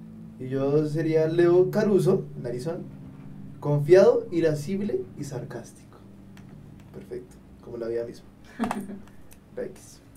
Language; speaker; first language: Spanish; native; Spanish